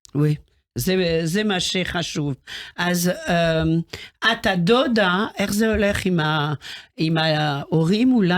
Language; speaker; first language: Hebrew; non-native, fluent; French